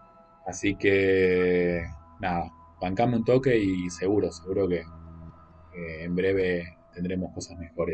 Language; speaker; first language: Spanish; native; Spanish